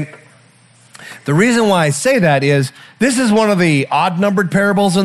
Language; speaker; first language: English; native; English